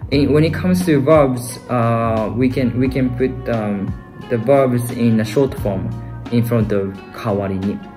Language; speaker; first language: English; non-native, fluent; Japanese